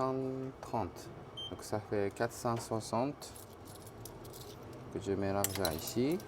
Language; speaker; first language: French; non-native, fluent; Japanese